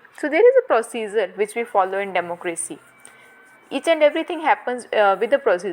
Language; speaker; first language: English; non-native, local second language; Hindi